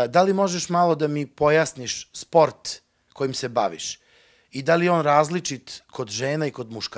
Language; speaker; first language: Bosnian; native; Bosnian